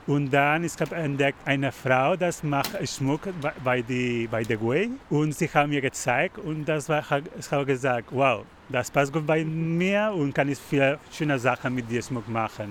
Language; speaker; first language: German; non-native, learner; Spanish